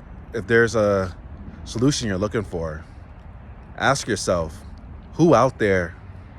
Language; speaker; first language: English; native; English